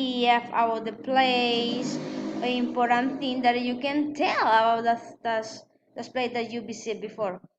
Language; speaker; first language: English; non-native, learner; Spanish